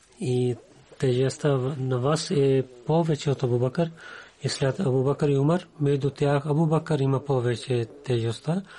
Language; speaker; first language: Bulgarian; non-native, learner; Urdu